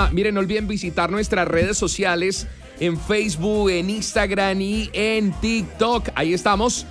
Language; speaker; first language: Spanish; native; Spanish